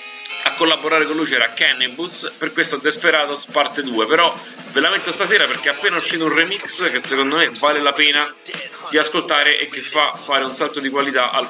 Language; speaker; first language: Italian; native; Italian